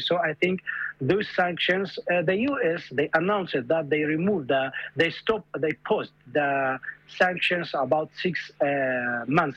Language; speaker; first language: English; non-native, fluent; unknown